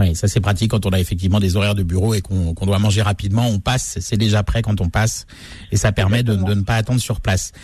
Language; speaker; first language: French; native; French